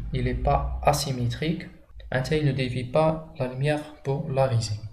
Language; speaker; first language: French; non-native, local second language; Arabic